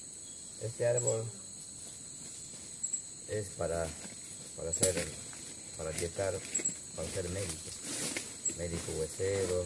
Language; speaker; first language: Spanish; non-native, local second language; Shipibo-Conibo